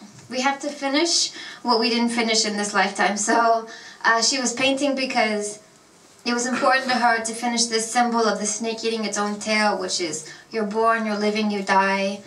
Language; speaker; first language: English; native; English